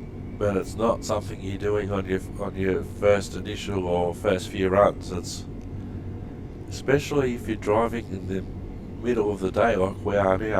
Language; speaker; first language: English; native; English